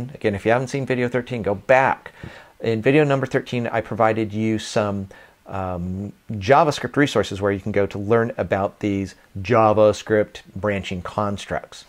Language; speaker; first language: English; native; English